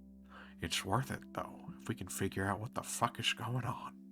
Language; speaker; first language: English; native; English